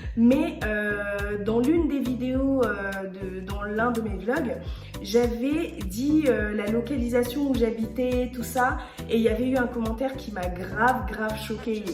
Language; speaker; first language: French; early bilingual, other home language; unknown